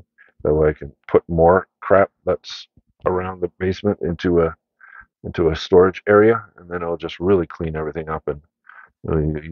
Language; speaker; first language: English; native; English